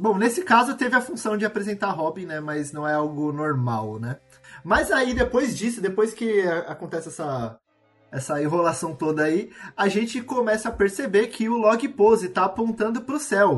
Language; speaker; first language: Portuguese; native; Portuguese